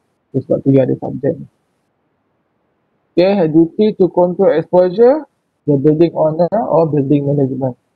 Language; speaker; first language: English; non-native, local second language; Malay